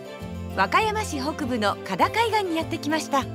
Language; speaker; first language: Japanese; native; Japanese